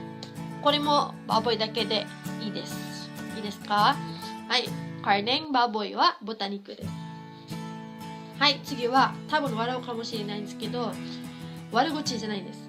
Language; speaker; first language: Japanese; non-native, fluent; Cebuano